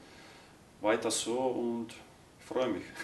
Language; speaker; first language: German; non-native, learner; Croatian